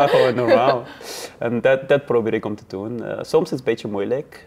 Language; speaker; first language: Dutch; non-native, learner; Persian